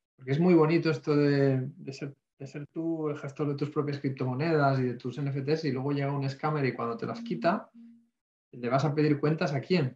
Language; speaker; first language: Spanish; native; Spanish